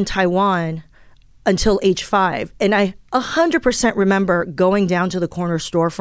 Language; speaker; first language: English; early bilingual, other home language; Chinese